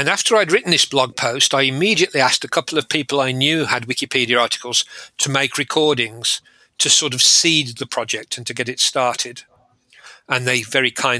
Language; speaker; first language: English; native; English